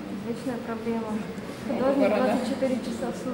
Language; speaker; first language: Russian; native; Russian